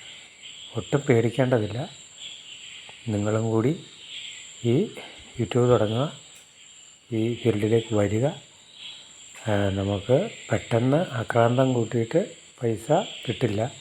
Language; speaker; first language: Malayalam; native; Malayalam